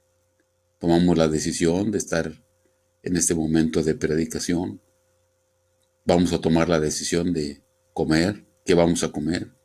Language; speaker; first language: Spanish; native; Spanish